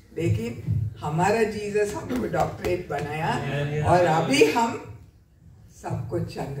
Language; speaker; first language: Hindi; non-native, local second language; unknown